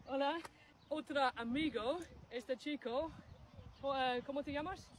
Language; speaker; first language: Spanish; non-native, learner; English